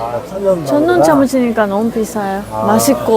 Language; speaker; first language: Korean; non-native, learner; Japanese